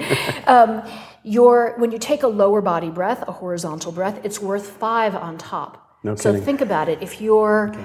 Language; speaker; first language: English; native; English